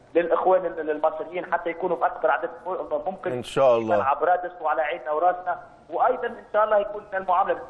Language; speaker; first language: Arabic; native; Arabic